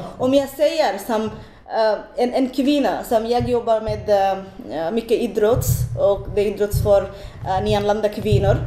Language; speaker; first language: Swedish; non-native, learner; Bangla